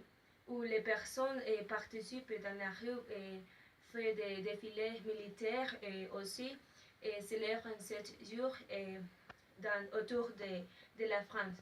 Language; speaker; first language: French; non-native, learner; Spanish